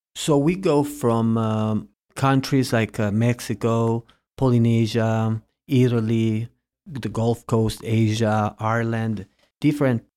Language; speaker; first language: English; early bilingual, heritage; Italian